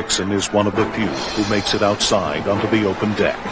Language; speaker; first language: English; native; English